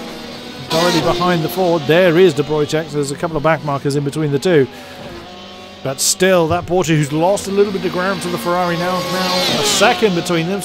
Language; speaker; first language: English; native; English